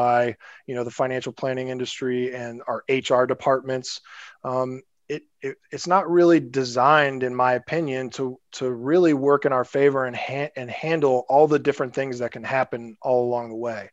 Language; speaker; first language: English; native; English